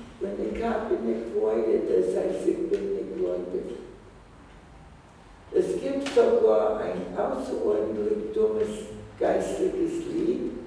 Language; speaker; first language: German; non-native, fluent; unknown